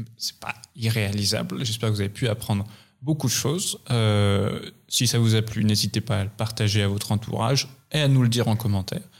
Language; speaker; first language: French; native; French